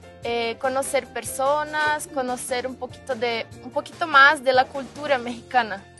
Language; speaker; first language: Spanish; non-native, learner; Portuguese